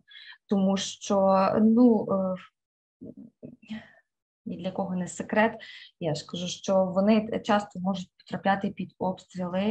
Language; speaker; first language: Ukrainian; native; Ukrainian